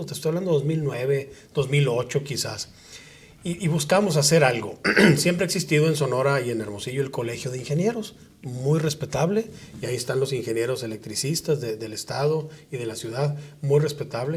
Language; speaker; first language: Spanish; native; Spanish